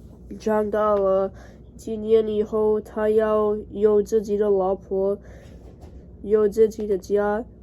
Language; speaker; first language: Chinese; non-native, learner; English